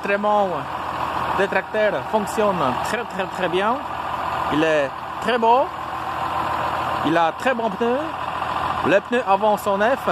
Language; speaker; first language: French; non-native, fluent; Polish